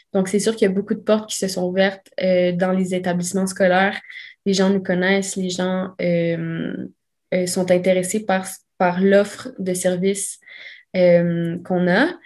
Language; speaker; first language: French; early bilingual, other home language; Spanish